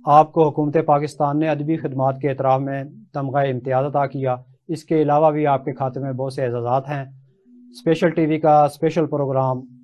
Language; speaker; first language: Urdu; native; Urdu